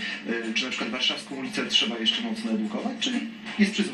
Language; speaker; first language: Polish; native; Polish